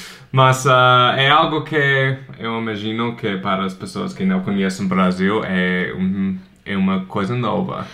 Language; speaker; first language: Portuguese; non-native, fluent; English